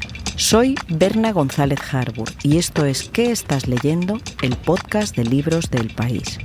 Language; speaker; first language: Spanish; native; Spanish